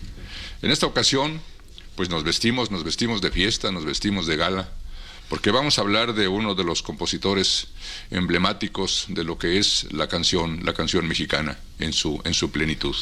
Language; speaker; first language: Spanish; native; Spanish